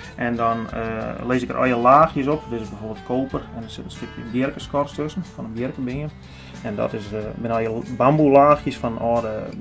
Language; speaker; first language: Dutch; non-native, local second language; Western Frisian